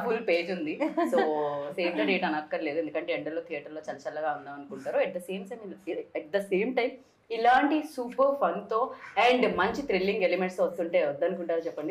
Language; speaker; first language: Telugu; native; Telugu